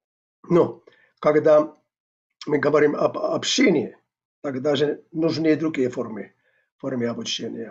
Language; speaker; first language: Russian; non-native, fluent; Finnish